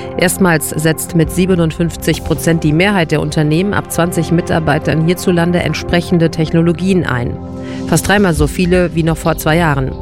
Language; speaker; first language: German; native; German